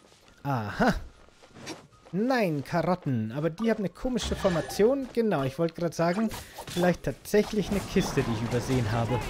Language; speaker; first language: German; native; German